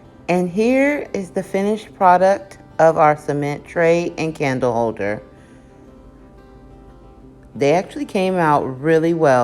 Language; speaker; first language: English; native; English